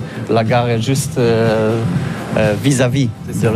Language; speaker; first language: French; non-native, learner; Polish